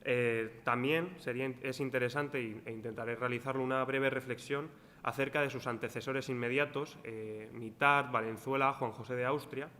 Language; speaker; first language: Spanish; native; Spanish